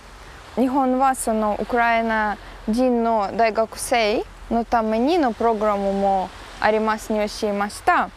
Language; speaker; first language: Japanese; non-native, learner; Ukrainian